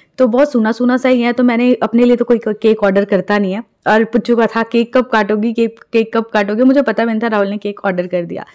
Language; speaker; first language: Hindi; native; Hindi